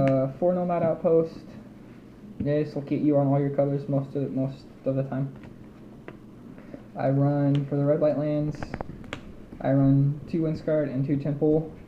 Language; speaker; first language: English; native; English